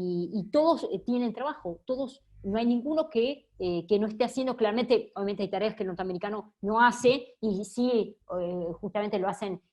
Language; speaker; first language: Spanish; native; Spanish